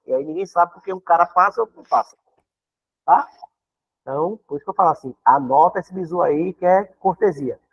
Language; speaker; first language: Portuguese; native; Portuguese